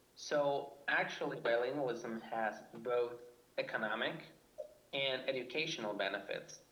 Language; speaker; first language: English; non-native, fluent; Spanish